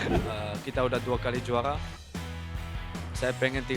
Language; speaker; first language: Indonesian; non-native, fluent; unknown